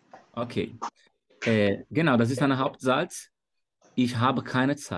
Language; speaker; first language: German; non-native, fluent; Portuguese